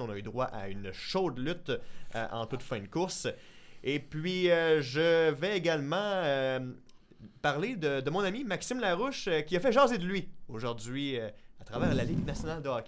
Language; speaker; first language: French; native; French